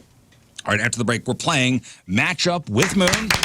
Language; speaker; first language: English; native; English